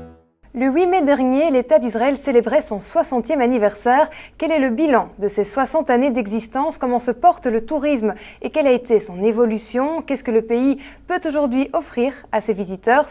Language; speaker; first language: French; native; French